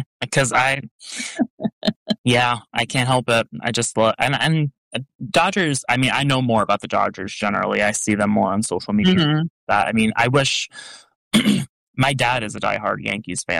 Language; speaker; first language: English; native; English